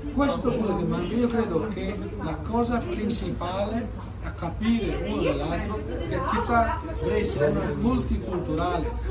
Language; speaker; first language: Italian; non-native, fluent; Urdu